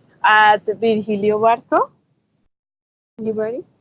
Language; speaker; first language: English; non-native, learner; Spanish